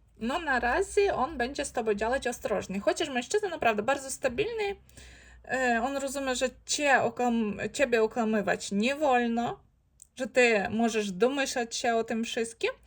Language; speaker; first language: Polish; non-native, fluent; Ukrainian